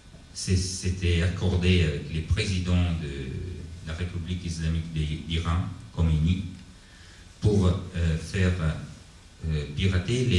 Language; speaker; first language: French; non-native, learner; Italian